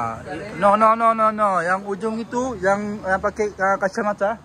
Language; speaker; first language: Indonesian; non-native, local second language; Achinese